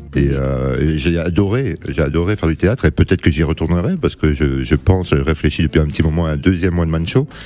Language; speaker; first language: French; native; French